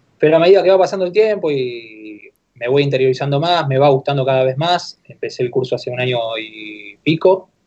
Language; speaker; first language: Spanish; native; Spanish